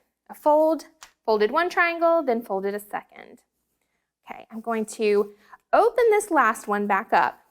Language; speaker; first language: English; native; English